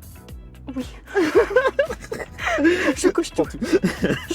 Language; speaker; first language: French; native; French